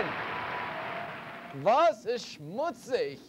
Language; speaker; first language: German; non-native, learner; English